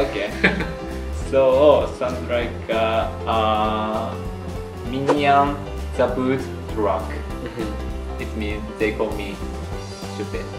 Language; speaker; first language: English; non-native, learner; Japanese